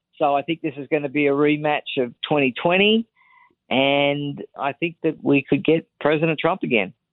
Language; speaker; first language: English; native; English